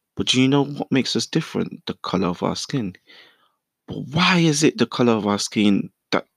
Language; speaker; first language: English; early bilingual, other home language; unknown